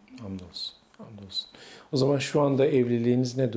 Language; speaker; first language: Turkish; native; Turkish